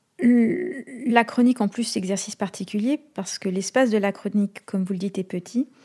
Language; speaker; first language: French; native; French